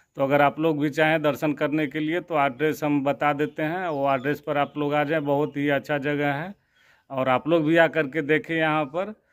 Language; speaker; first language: Hindi; native; Hindi